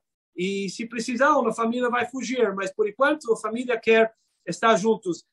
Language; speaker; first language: Portuguese; non-native, fluent; Hebrew